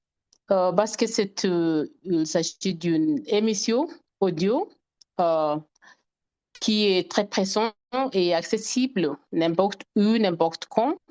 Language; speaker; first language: French; non-native, fluent; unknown